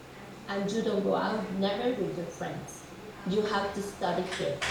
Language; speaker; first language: English; non-native, fluent; Spanish